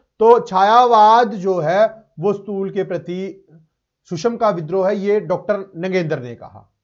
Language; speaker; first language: Hindi; non-native, local second language; Punjabi